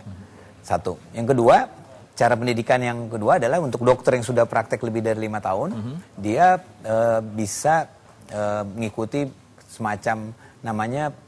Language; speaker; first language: Indonesian; native; Indonesian